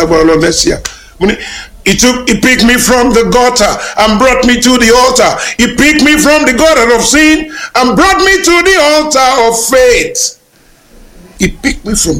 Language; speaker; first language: English; non-native, local second language; Yoruba